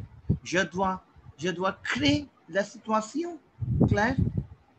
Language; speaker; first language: French; non-native, learner; Hindi